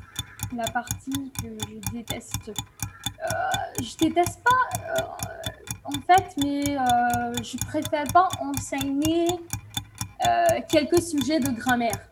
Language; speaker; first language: French; non-native, fluent; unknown